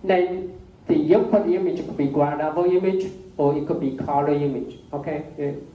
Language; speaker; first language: English; non-native, fluent; Chinese